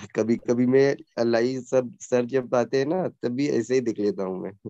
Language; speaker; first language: Hindi; non-native, local second language; Kannada